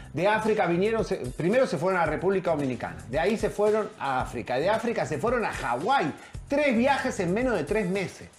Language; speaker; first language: Spanish; native; Spanish